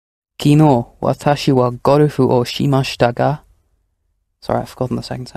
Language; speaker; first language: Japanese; non-native, learner; English